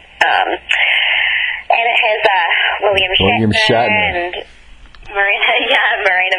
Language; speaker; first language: English; native; English